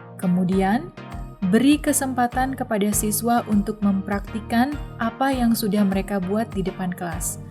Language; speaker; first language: Indonesian; native; Indonesian